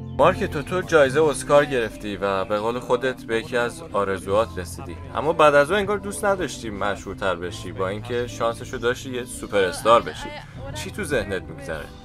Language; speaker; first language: Persian; native; Persian